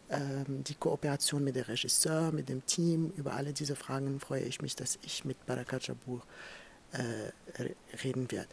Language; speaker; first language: German; non-native, fluent; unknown